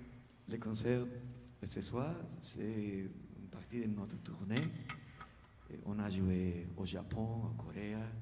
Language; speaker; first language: French; non-native, learner; Spanish